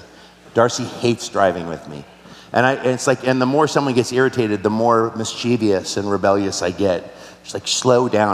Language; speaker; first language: English; native; English